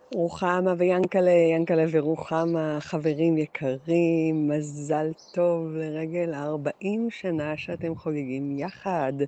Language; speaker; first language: Hebrew; native; Hebrew